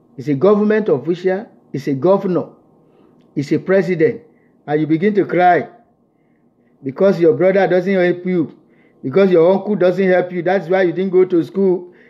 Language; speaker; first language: English; non-native, local second language; Yoruba